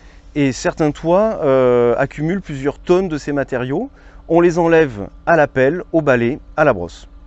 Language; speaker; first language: French; native; French